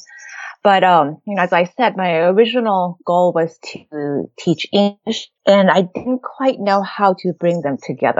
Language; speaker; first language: English; non-native, fluent; Japanese